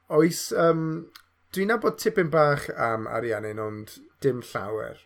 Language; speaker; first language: Welsh; non-native, local second language; English